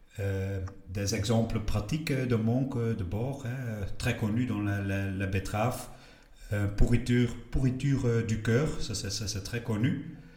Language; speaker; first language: French; non-native, local second language; Dutch